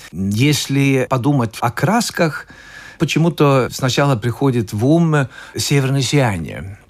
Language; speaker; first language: Russian; non-native, fluent; Swedish